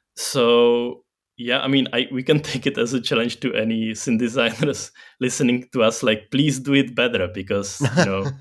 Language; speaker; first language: English; non-native, fluent; Czech